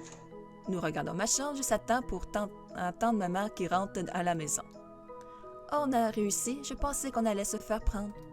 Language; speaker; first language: French; native; French